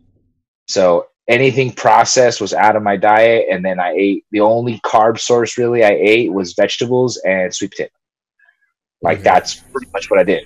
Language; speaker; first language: English; early bilingual, other home language; Spanish